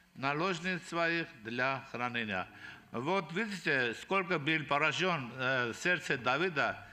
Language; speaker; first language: Russian; non-native, local second language; Armenian